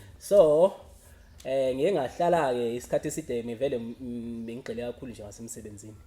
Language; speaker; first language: Zulu; native; Zulu